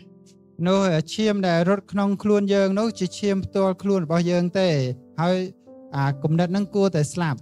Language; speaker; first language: Khmer; native; Khmer